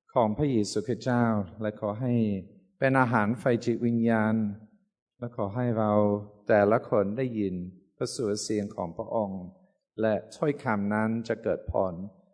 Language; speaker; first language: Thai; non-native, fluent; English